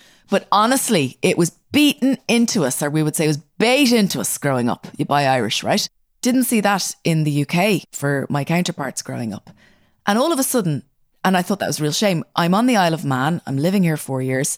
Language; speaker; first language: English; native; English